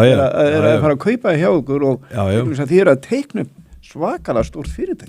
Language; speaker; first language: Icelandic; native; Icelandic